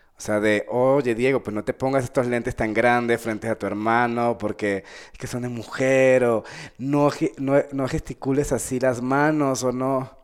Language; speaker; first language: Spanish; native; Spanish